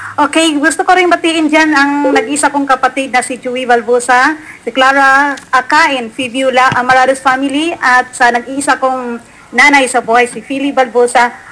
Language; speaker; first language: Filipino; non-native, local second language; Cebuano